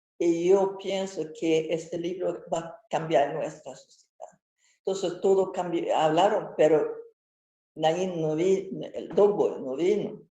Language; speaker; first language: Spanish; non-native, fluent; Swedish